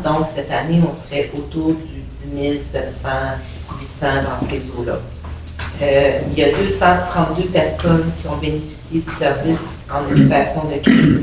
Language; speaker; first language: French; native; French